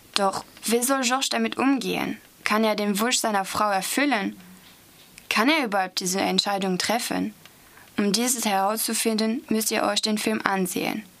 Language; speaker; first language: German; non-native, fluent; French